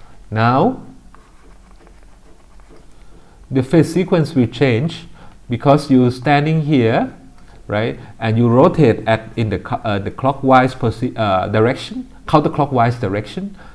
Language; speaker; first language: English; non-native, fluent; Thai